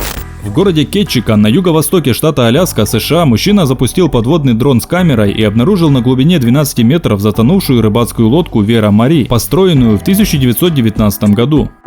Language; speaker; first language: Russian; native; Russian